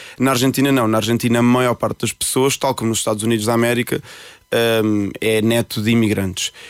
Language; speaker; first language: Portuguese; early bilingual, other home language; Spanish